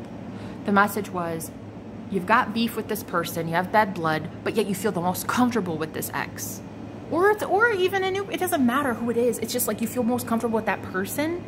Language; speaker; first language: English; native; English